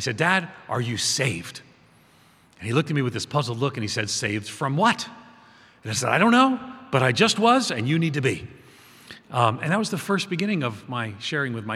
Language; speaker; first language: English; native; English